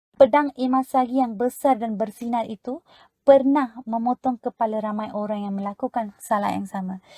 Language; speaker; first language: Malay; non-native, local second language; Tamil